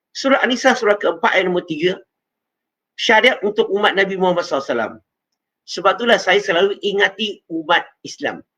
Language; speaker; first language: Malay; non-native, local second language; Chinese